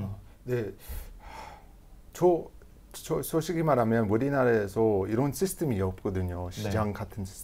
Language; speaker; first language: Korean; non-native, fluent; English